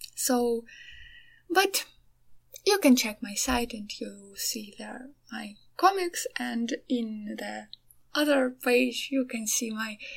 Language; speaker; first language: English; non-native, fluent; Ukrainian